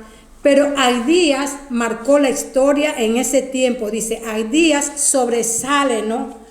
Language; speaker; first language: Spanish; native; Spanish